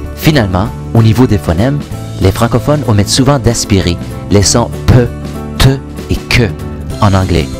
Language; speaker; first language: French; native; French